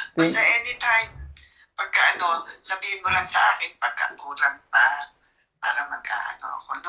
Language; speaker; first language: Filipino; native; Filipino